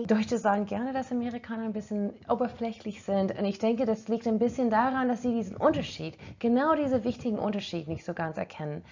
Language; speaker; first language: German; non-native, fluent; English